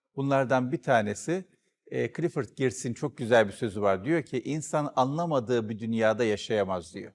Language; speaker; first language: Turkish; native; Turkish